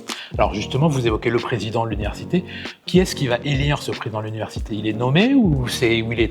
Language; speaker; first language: French; native; French